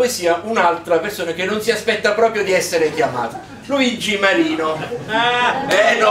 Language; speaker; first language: Italian; native; Italian